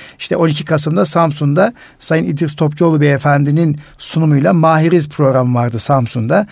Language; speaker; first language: Turkish; native; Turkish